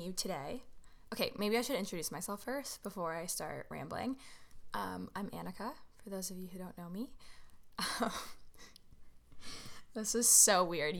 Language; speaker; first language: English; native; English